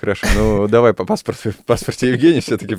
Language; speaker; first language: Russian; native; Russian